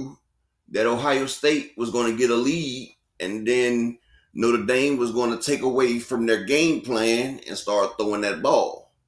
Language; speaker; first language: English; native; English